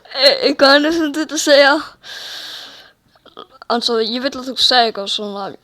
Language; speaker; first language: Icelandic; early bilingual, heritage; English